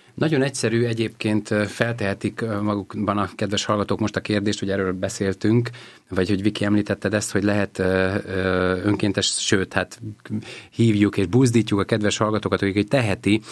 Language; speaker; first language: Hungarian; native; Hungarian